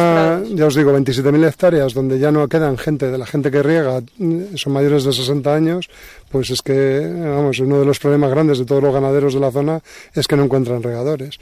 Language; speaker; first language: Spanish; native; Spanish